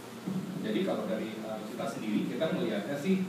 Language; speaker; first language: Indonesian; native; Indonesian